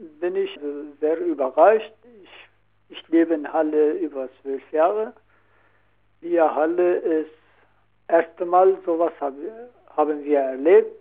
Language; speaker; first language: German; non-native, learner; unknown